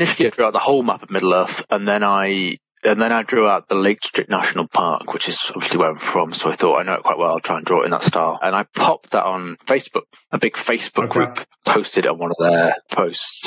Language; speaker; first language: English; native; English